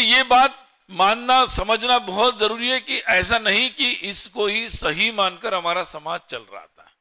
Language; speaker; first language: Hindi; non-native, local second language; Marathi